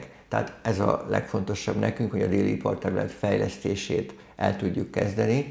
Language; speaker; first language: Hungarian; native; Hungarian